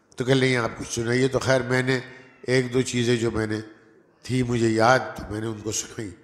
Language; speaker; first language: Urdu; non-native, local second language; Gujarati